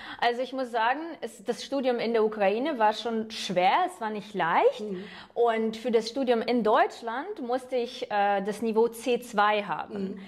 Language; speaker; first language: German; non-native, fluent; Ukrainian